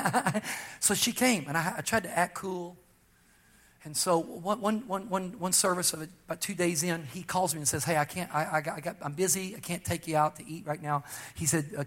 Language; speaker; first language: English; native; English